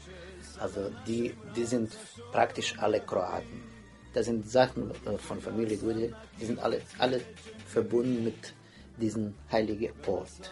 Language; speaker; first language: German; non-native, fluent; Croatian